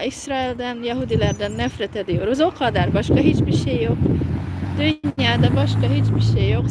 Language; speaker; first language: Turkish; non-native, fluent; Hungarian